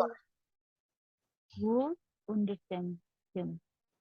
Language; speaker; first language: English; non-native, learner; Spanish